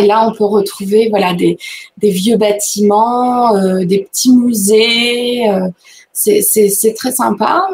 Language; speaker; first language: French; native; French